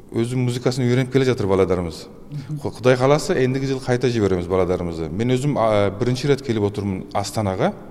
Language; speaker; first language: Kazakh; early bilingual, heritage; Kazakh